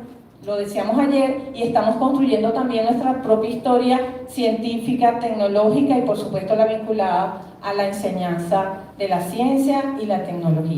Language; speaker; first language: Spanish; native; Spanish